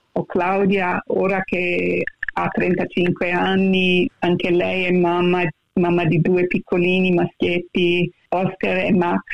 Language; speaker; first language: Italian; early bilingual, heritage; Italian